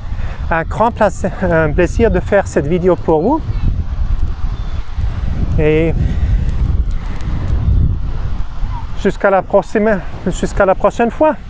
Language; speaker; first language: French; non-native, learner; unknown